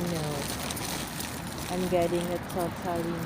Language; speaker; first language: English; non-native, local second language; Filipino